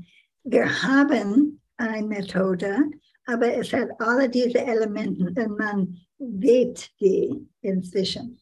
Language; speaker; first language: German; non-native, learner; English